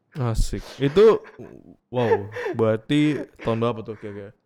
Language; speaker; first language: Indonesian; native; Indonesian